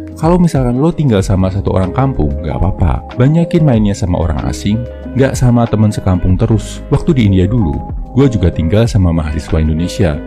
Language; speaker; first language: Indonesian; native; Indonesian